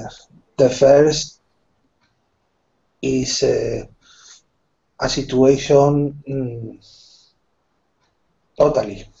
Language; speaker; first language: English; non-native, learner; Spanish